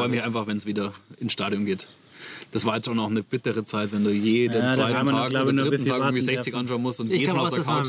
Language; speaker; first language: German; native; German